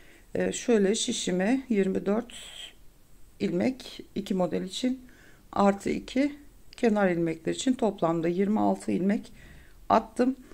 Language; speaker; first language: Turkish; native; Turkish